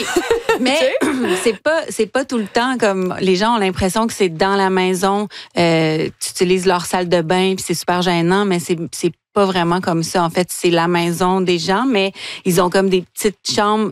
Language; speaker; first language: French; native; French